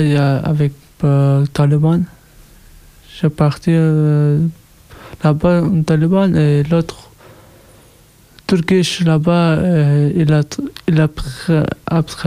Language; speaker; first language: French; non-native, learner; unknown